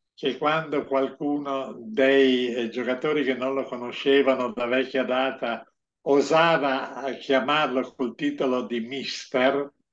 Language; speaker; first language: Italian; non-native, local second language; Friulian